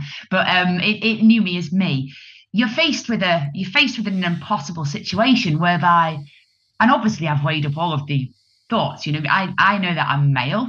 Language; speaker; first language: English; native; English